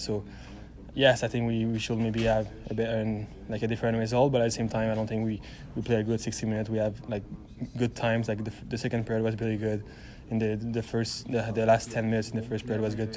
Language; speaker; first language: English; non-native, fluent; French